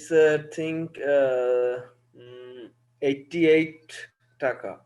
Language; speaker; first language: English; non-native, learner; Bangla